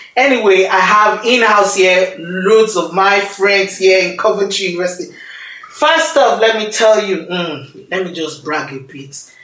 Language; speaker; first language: English; non-native, local second language; Yoruba